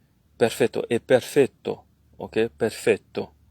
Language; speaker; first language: Italian; non-native, learner; French